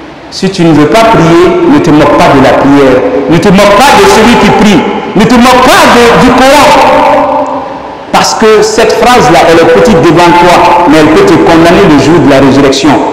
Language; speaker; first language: French; non-native, local second language; Dyula